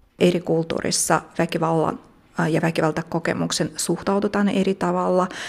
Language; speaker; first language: Finnish; non-native, fluent; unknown